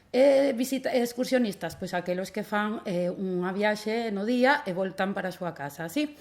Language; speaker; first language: Galician; non-native, local second language; Spanish